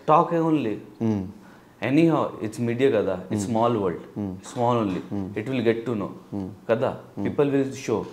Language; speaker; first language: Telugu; non-native, learner; Hindi